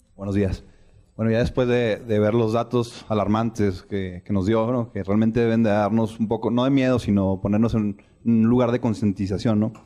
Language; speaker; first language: Spanish; native; Spanish